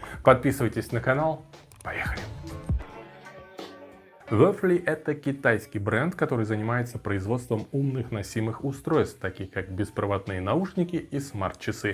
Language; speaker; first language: Russian; native; Russian